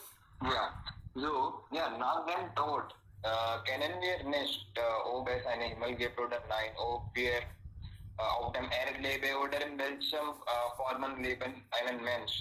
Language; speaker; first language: German; non-native, learner; Hindi